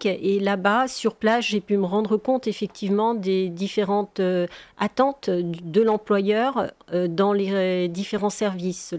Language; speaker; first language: French; native; French